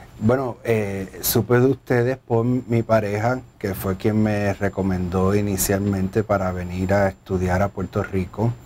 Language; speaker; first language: Spanish; early bilingual, heritage; Spanish